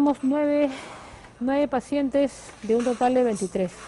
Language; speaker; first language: Spanish; native; Spanish